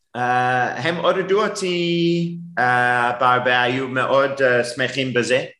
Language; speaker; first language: Hebrew; non-native, fluent; English